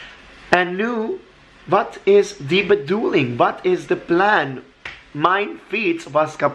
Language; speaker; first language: Dutch; non-native, learner; English